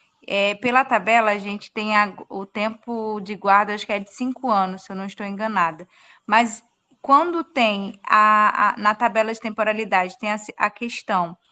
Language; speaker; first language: Portuguese; native; Portuguese